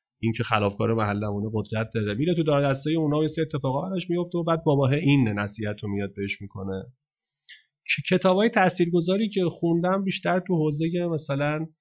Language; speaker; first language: Persian; native; Persian